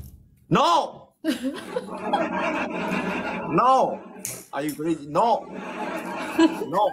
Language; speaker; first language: English; non-native, learner; Vietnamese